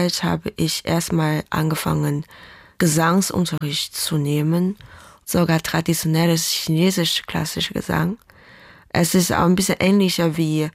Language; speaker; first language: German; non-native, learner; Chinese